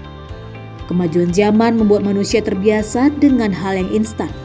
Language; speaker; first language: Indonesian; native; Indonesian